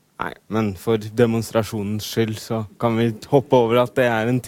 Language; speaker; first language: Norwegian; native; Norwegian